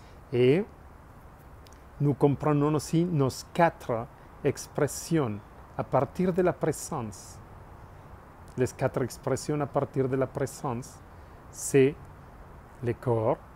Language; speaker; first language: French; non-native, learner; Spanish